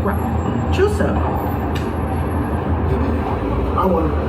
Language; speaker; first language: English; native; English